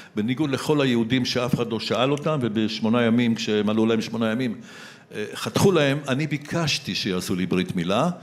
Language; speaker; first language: Hebrew; early bilingual, other home language; Polish